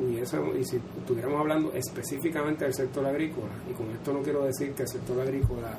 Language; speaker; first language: Spanish; native; Spanish